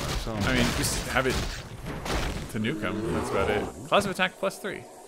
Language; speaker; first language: English; native; English